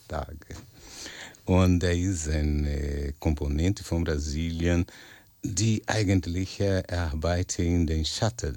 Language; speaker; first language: German; non-native, fluent; Portuguese